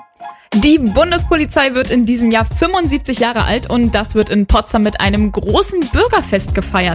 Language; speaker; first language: German; native; German